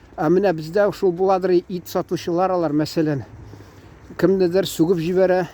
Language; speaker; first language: Tatar; native; Tatar